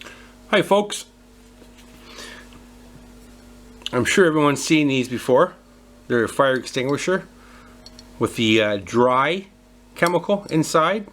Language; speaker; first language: English; native; English